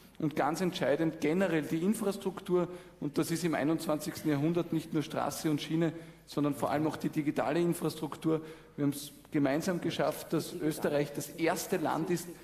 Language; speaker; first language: German; native; German